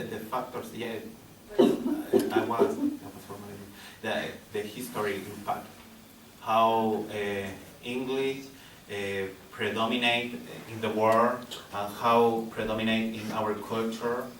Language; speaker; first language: English; non-native, learner; Spanish